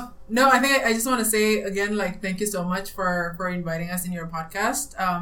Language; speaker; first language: English; non-native, fluent; Indonesian